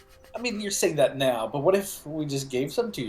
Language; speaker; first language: English; native; English